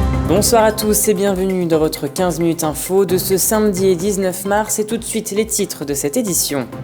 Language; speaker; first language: French; native; French